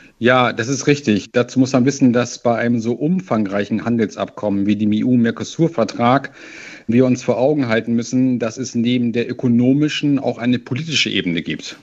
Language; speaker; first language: German; native; German